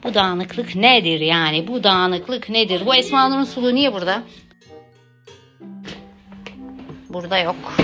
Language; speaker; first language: Turkish; native; Turkish